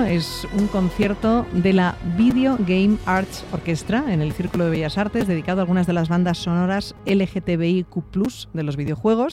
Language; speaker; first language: Spanish; native; Spanish